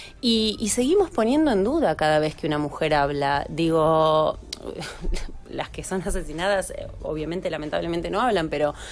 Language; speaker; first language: Spanish; native; Spanish